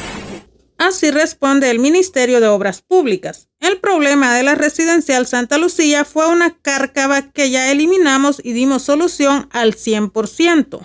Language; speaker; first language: Spanish; native; Spanish